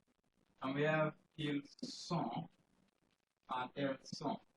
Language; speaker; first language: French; non-native, fluent; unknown